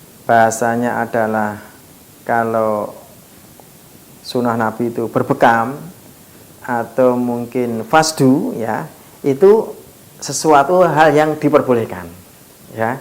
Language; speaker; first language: Indonesian; non-native, local second language; Javanese